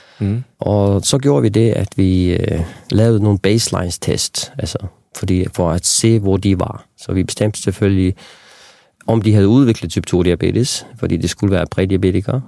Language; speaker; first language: Danish; non-native, local second language; Faroese